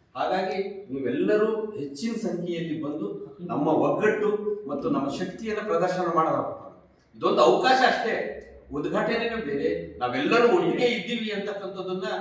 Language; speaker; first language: Kannada; non-native, local second language; Lambadi